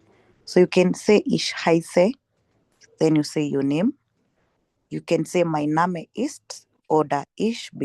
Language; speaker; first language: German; non-native, learner; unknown